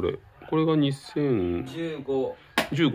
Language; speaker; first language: Japanese; native; Japanese